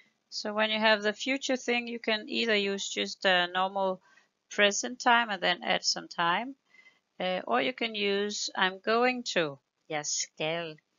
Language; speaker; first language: English; non-native, fluent; Danish